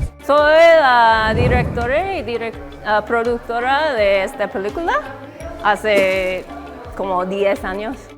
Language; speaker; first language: Spanish; non-native, fluent; English